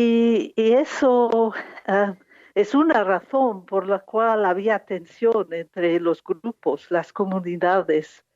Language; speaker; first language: Spanish; non-native, fluent; English